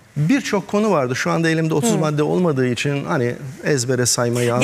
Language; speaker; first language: Turkish; native; Turkish